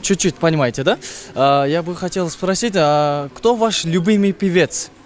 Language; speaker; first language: Russian; non-native, local second language; Kyrgyz